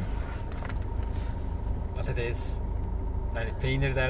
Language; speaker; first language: Turkish; native; Turkish